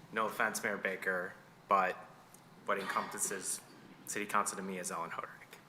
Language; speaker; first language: English; native; English